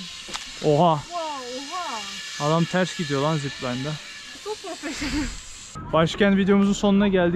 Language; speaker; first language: Turkish; native; Turkish